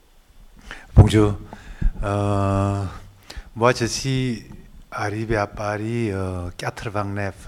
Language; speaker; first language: French; non-native, learner; Korean